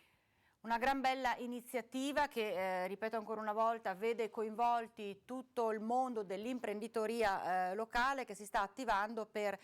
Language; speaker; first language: Italian; native; Italian